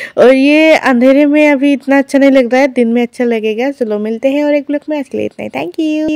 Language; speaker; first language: Hindi; non-native, local second language; Assamese